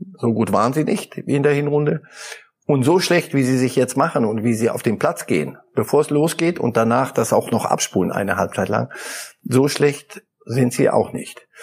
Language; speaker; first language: German; early bilingual, other home language; Polish